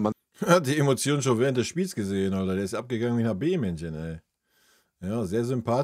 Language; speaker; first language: German; native; German